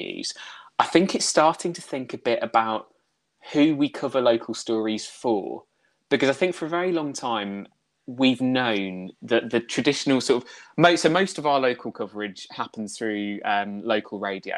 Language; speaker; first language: English; native; English